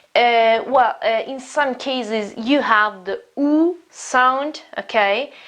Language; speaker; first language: English; non-native, fluent; Italian